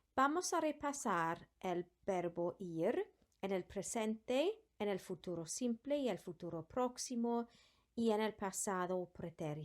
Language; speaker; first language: Spanish; non-native, fluent; Welsh